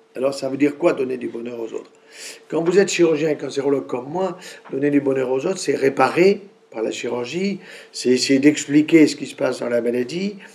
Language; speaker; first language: French; native; French